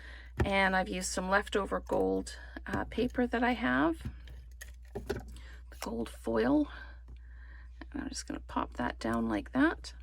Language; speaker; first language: English; native; English